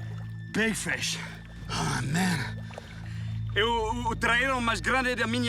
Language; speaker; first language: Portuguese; non-native, learner; French